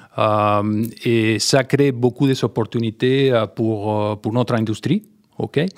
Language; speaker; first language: French; non-native, fluent; Spanish